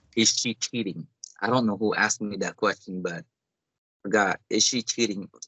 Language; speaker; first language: English; non-native, local second language; Cebuano